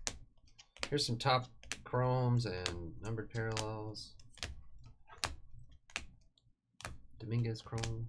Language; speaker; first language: English; native; English